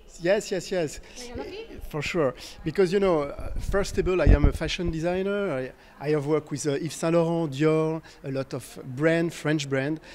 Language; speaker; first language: English; non-native, fluent; French